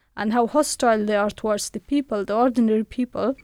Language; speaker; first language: English; non-native, fluent; Persian